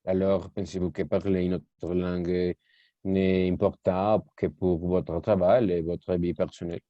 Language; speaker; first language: French; non-native, learner; Spanish